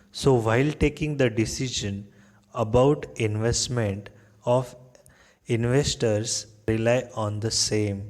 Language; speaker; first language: English; non-native, local second language; Marathi